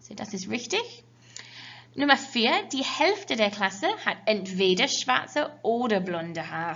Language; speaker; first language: German; non-native, fluent; English